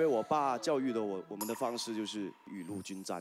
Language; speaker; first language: Chinese; native; Chinese